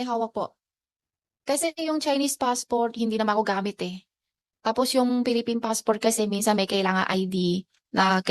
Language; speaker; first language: Filipino; non-native, learner; Chinese